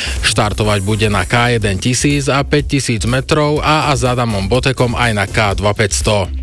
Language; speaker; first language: Slovak; native; Slovak